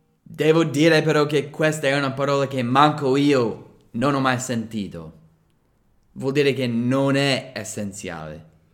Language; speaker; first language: Italian; non-native, fluent; English